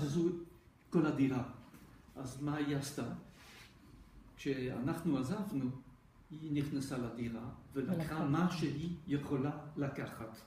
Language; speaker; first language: Hebrew; non-native, fluent; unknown